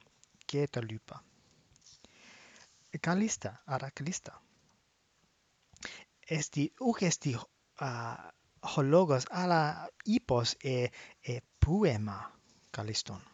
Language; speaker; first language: Greek; non-native, learner; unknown